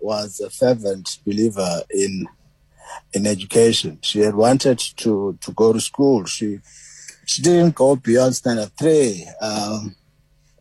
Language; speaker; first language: English; non-native, local second language; Xhosa